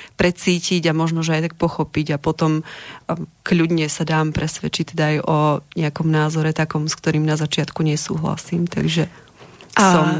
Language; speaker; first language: Slovak; native; Slovak